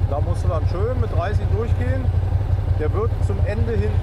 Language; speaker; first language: German; native; German